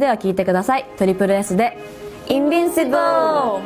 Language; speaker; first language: Japanese; native; Japanese